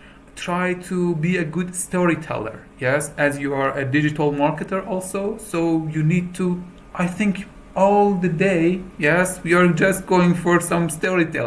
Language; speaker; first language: English; non-native, fluent; Persian